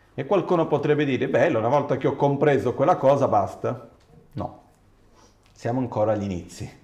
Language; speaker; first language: Italian; non-native, fluent; Portuguese